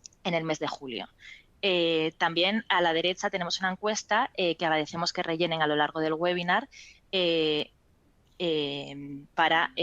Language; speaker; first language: Spanish; native; Spanish